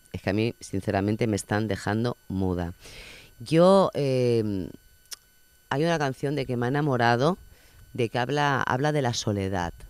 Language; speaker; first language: Spanish; non-native, local second language; Catalan